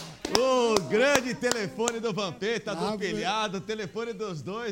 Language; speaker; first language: Portuguese; native; Portuguese